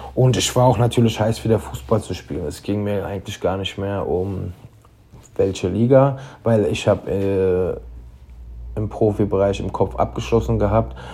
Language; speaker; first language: German; early bilingual, other home language; Turkish